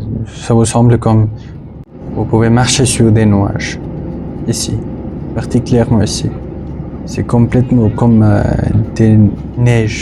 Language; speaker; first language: French; non-native, learner; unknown